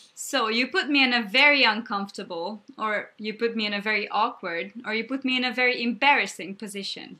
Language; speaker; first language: English; non-native, fluent; Hungarian